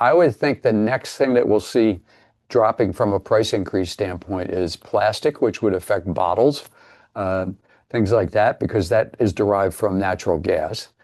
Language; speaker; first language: English; native; English